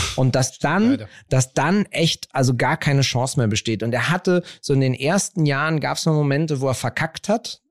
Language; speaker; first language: German; native; German